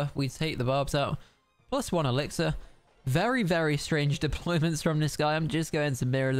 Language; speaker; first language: English; native; English